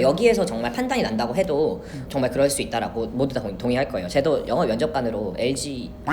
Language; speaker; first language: Korean; early bilingual, heritage; Korean